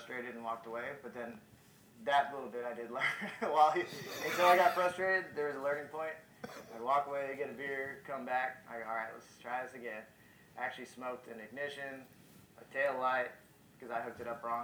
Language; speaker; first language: English; native; English